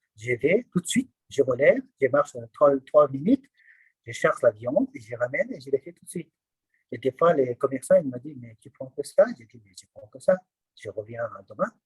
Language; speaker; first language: French; non-native, fluent; Nepali